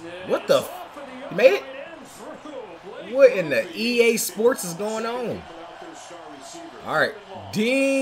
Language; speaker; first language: English; native; English